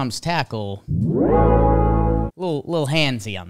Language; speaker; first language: English; native; English